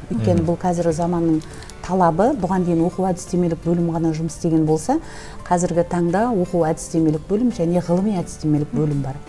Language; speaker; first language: Kazakh; native; Kazakh